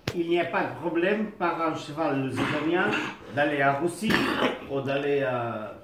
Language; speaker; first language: French; non-native, learner; Portuguese